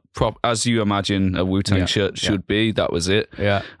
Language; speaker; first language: English; native; English